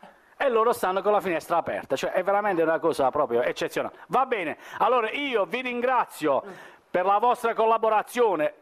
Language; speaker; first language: Italian; native; Italian